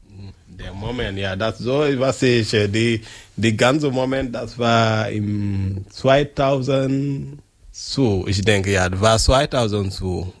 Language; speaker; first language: German; non-native, learner; French